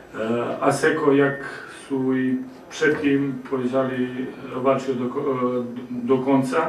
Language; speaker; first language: Polish; non-native, learner; Serbian